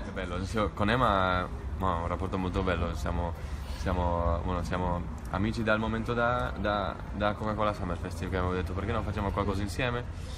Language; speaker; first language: Italian; non-native, fluent; Spanish